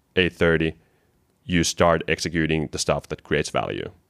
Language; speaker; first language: English; non-native, fluent; Finnish